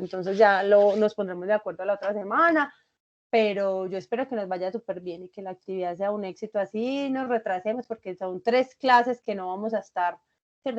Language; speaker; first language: Spanish; native; Spanish